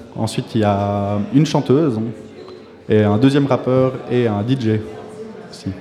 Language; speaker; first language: French; native; French